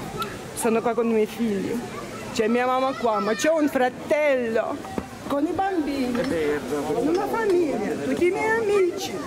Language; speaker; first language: Italian; non-native, fluent; Ukrainian